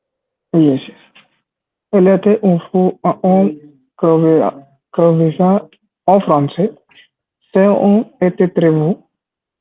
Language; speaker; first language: French; non-native, learner; Hindi